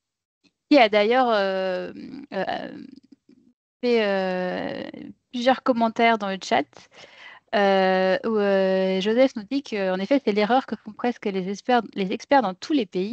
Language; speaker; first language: French; native; French